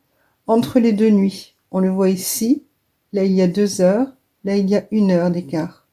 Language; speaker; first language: French; native; French